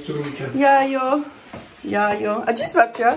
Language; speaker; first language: Polish; early bilingual, heritage; Polish